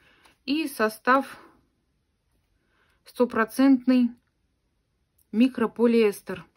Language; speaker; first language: Russian; native; Russian